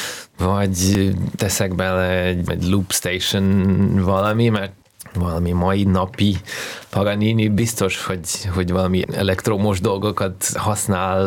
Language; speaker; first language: Hungarian; non-native, fluent; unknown